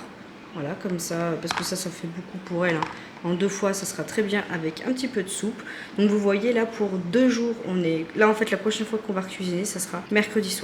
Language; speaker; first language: French; native; French